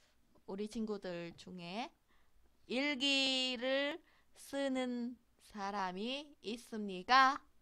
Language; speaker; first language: Korean; non-native, learner; Vietnamese